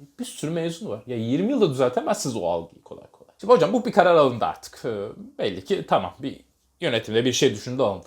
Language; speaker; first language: Turkish; native; Turkish